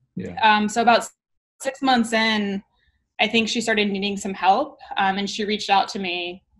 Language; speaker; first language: English; native; English